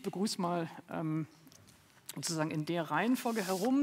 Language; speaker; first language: German; native; German